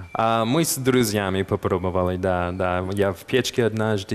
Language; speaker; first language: Russian; non-native, fluent; English